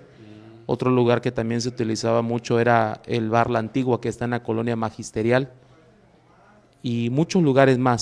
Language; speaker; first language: Spanish; native; Spanish